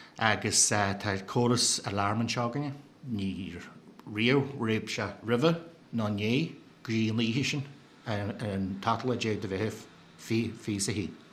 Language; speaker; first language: Irish; native; Irish